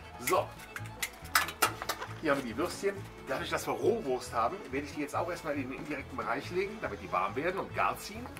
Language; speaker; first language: German; native; German